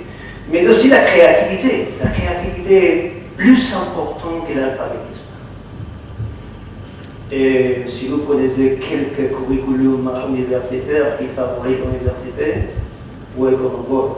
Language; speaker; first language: French; non-native, fluent; Catalan